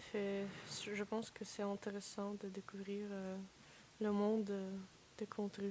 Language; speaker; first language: French; non-native, learner; Russian